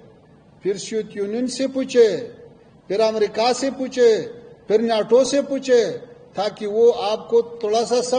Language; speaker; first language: Hindi; non-native, fluent; Pashto